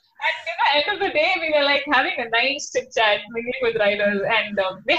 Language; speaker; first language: English; non-native, local second language; Tulu